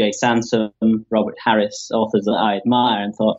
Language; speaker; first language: English; native; English